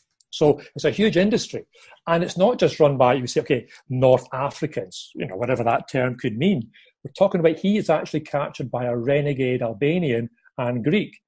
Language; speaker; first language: English; native; English